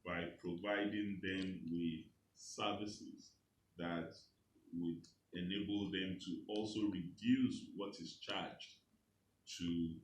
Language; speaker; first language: English; non-native, local second language; Yoruba